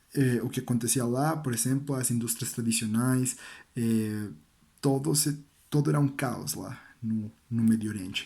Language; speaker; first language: Portuguese; non-native, learner; Spanish